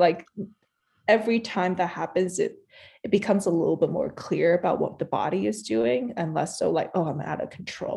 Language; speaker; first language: English; non-native, local second language; Cantonese